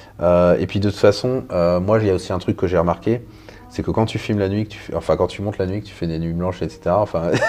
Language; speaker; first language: French; native; French